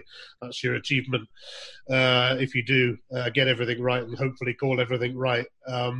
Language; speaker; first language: English; native; English